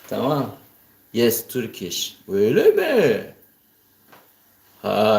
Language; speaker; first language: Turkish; non-native, learner; Filipino